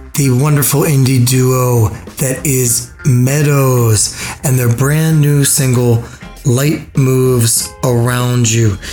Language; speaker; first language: English; native; English